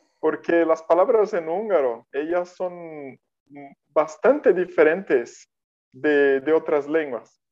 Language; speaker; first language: Spanish; non-native, fluent; Portuguese